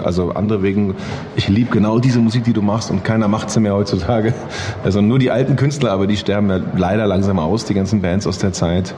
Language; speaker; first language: German; native; German